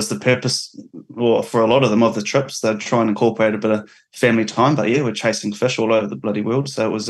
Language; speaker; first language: English; native; English